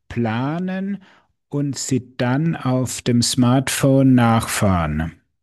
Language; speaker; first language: German; native; German